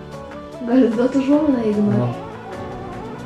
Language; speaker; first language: Lithuanian; early bilingual, heritage; Lithuanian